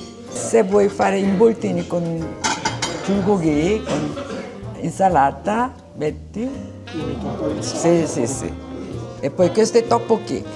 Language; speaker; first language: Italian; non-native, fluent; Korean